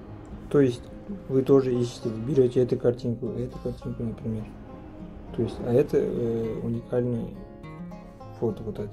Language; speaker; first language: Russian; non-native, local second language; Kazakh